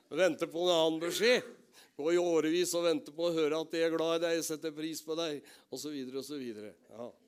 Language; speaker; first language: Norwegian; native; Norwegian